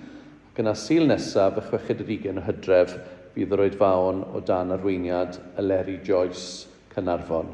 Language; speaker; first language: Welsh; native; Welsh